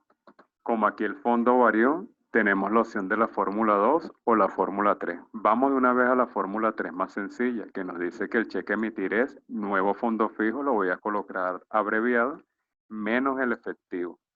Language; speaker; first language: Spanish; native; Spanish